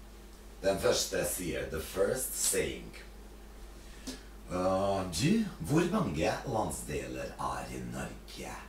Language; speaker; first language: Norwegian; non-native, fluent; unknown